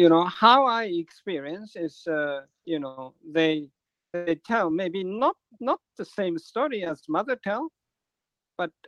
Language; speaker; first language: English; non-native, learner; Japanese